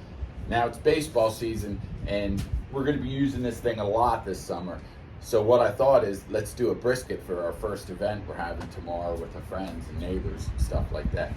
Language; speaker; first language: English; native; English